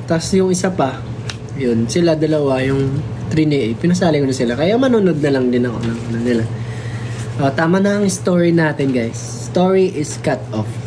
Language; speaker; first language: Filipino; non-native, local second language; Waray